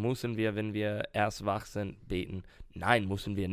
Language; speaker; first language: German; non-native, learner; English